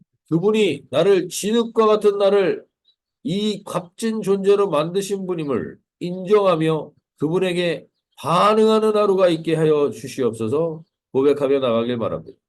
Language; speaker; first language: Korean; native; Korean